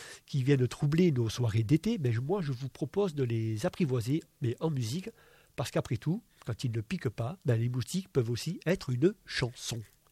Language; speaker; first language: French; native; French